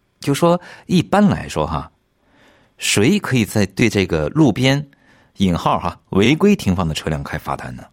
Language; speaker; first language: Chinese; native; Chinese